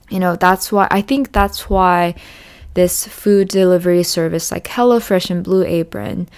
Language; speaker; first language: English; early bilingual, other home language; Japanese